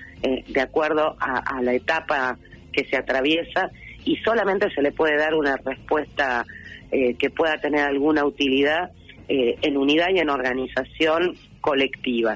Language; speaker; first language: Spanish; native; Spanish